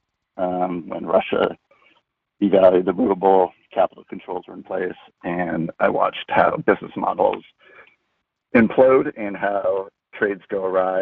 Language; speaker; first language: English; native; English